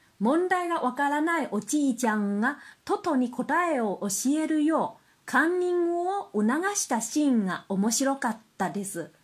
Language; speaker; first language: Japanese; non-native, fluent; Chinese